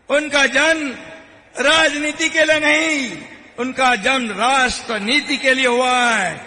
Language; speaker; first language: Hindi; non-native, local second language; Marathi